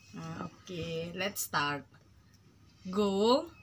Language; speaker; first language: English; non-native, learner; Indonesian